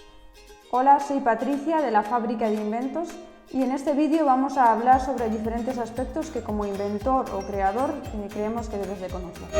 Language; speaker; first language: Spanish; native; Spanish